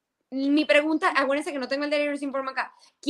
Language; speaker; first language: Spanish; native; Spanish